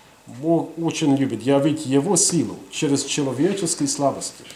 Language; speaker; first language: Russian; non-native, fluent; English